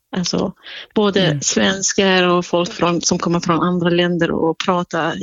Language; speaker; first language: Swedish; non-native, fluent; Kurdish